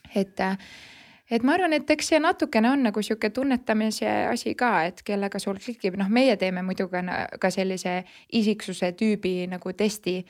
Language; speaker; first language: Estonian; native; Estonian